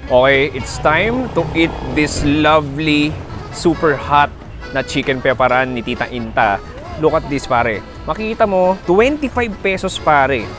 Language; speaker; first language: Filipino; native; Filipino